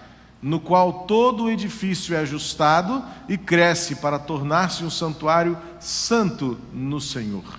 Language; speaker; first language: Portuguese; native; Portuguese